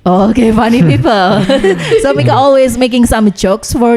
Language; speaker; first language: English; non-native, learner; Indonesian